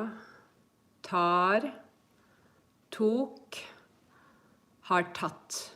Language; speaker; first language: Norwegian; non-native, fluent; English